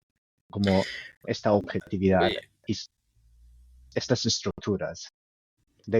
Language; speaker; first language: Spanish; non-native, fluent; English